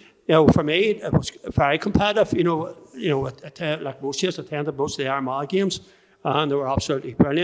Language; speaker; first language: English; native; English